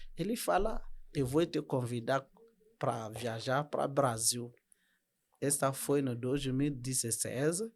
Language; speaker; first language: Portuguese; non-native, learner; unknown